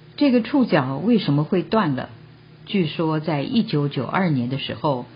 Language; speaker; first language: Chinese; native; Chinese